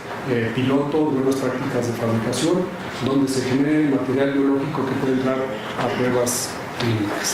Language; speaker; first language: Spanish; native; Spanish